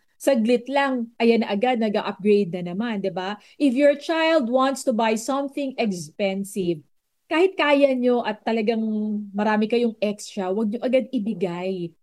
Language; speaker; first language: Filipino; non-native, local second language; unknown